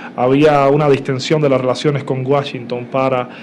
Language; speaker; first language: Spanish; native; Spanish